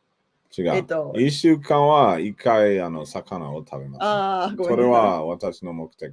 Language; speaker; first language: Japanese; non-native, learner; English